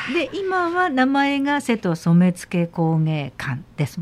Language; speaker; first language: Japanese; native; Japanese